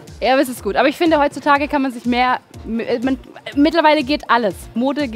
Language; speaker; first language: German; native; German